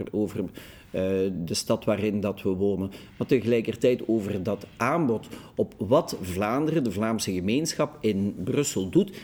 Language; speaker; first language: Dutch; native; Dutch